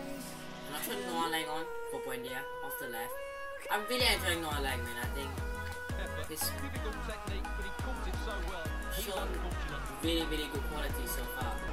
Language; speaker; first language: English; native; English